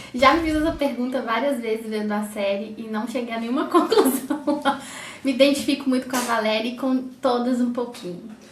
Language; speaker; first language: Portuguese; native; Portuguese